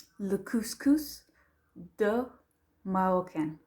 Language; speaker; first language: French; non-native, learner; English